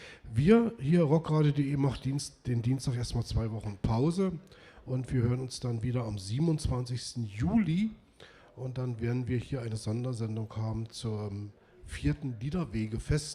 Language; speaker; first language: German; native; German